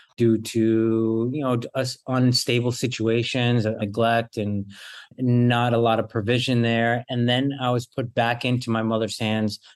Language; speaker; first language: English; early bilingual, other home language; Italian